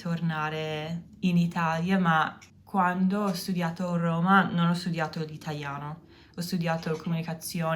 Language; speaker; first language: Italian; non-native, learner; English